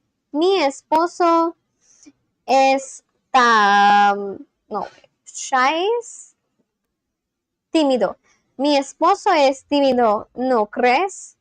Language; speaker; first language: Spanish; non-native, learner; English